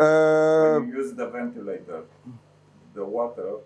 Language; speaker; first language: English; non-native, fluent; Romanian